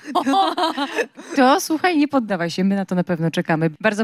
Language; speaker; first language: Polish; native; Polish